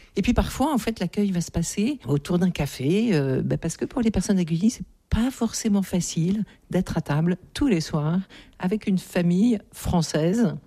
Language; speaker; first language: French; native; French